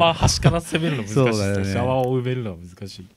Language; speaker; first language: Japanese; native; Japanese